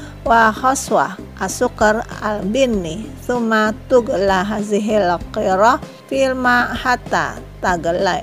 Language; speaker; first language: Arabic; non-native, learner; Indonesian